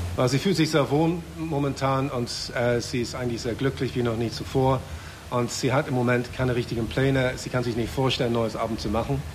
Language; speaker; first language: German; non-native, fluent; English